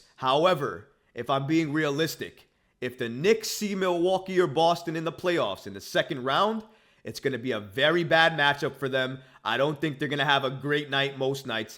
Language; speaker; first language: English; native; English